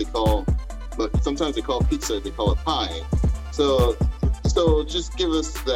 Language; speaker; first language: English; non-native, local second language; Yoruba